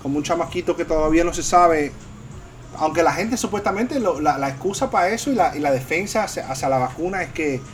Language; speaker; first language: Spanish; early bilingual, heritage; Spanish